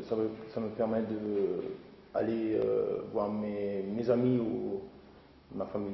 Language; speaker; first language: French; non-native, fluent; German